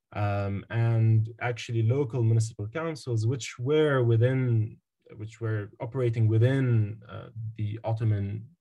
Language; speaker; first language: English; non-native, fluent; Arabic